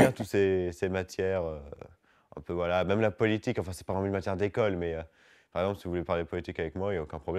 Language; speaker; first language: French; native; French